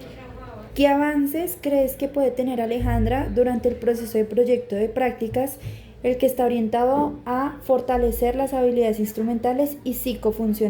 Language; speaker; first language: Spanish; native; Spanish